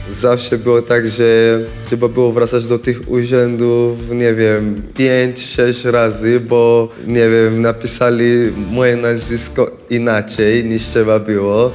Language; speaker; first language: Polish; non-native, fluent; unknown